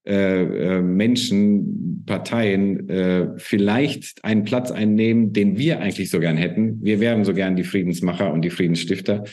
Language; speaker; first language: German; early bilingual, heritage; German